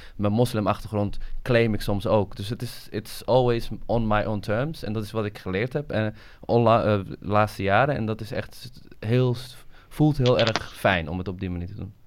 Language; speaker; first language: Dutch; early bilingual, other home language; Somali